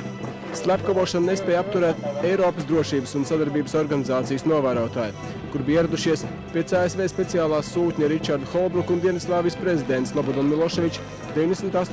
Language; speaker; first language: Latvian; native; Latvian